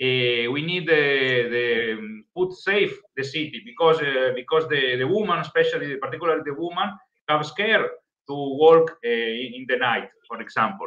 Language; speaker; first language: English; non-native, learner; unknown